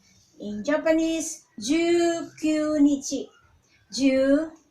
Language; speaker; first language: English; non-native, local second language; Filipino